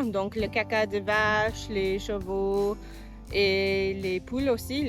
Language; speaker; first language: French; non-native, fluent; English